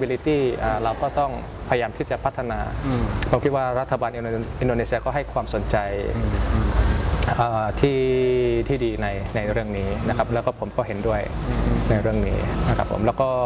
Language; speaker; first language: Thai; early bilingual, other home language; Indonesian